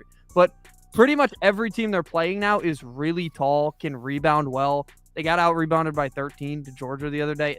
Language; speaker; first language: English; native; English